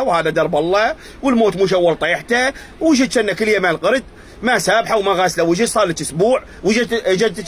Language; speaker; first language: Arabic; native; Arabic